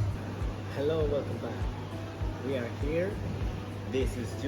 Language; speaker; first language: English; non-native, learner; Spanish